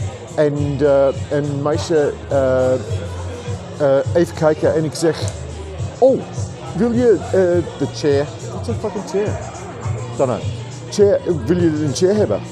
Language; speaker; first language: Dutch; non-native, learner; English